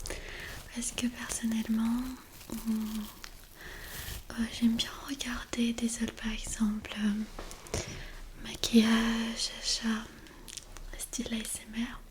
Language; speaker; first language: French; non-native, fluent; Armenian